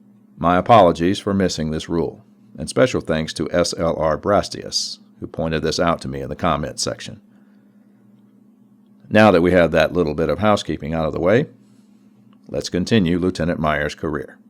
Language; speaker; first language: English; native; English